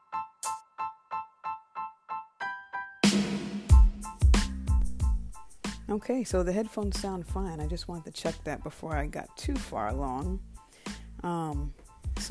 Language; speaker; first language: English; native; English